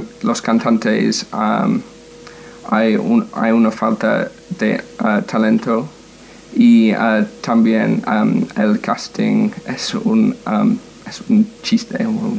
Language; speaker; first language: Spanish; non-native, learner; English